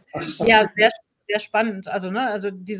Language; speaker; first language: German; native; German